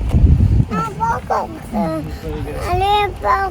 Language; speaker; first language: French; early bilingual, heritage; French